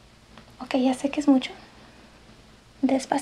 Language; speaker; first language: Spanish; early bilingual, heritage; English